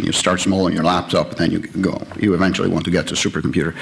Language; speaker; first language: English; non-native, fluent; Italian